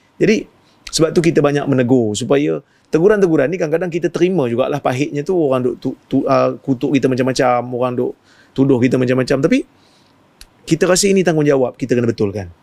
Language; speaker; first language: Malay; native; Malay